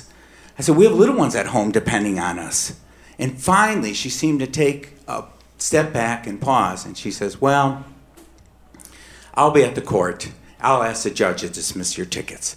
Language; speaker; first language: English; native; English